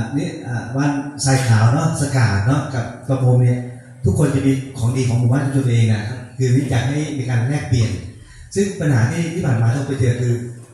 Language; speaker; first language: Thai; non-native, local second language; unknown